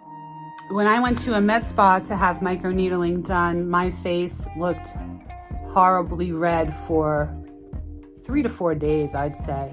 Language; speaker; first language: English; native; English